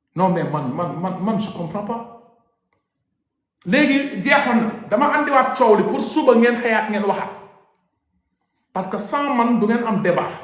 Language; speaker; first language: Wolof; native; Wolof